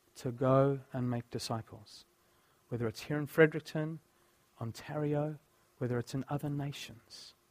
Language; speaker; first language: English; native; English